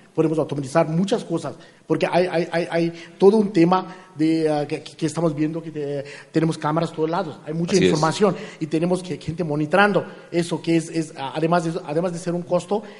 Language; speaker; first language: Spanish; non-native, fluent; Hindi